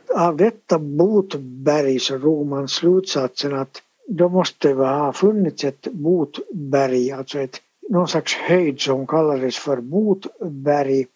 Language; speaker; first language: Swedish; native; Swedish